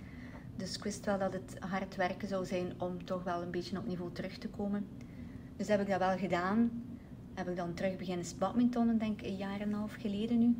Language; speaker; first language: Dutch; native; Dutch